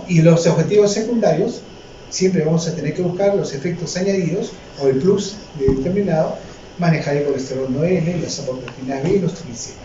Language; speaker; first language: Spanish; native; Spanish